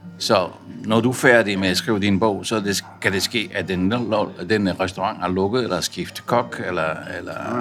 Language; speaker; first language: Danish; non-native, fluent; Italian